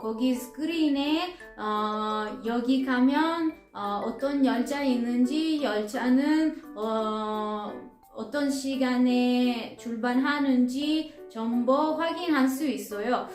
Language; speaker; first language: Korean; non-native, fluent; Italian